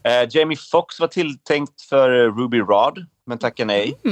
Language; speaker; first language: Swedish; native; Swedish